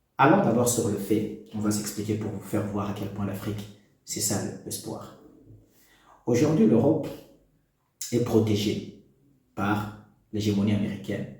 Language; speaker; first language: French; non-native, local second language; Lingala